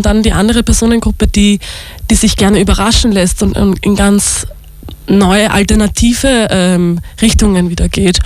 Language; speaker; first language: German; native; German